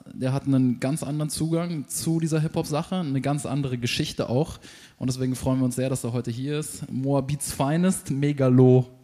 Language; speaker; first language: German; native; German